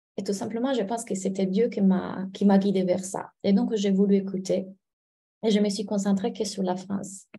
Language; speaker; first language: French; non-native, fluent; Italian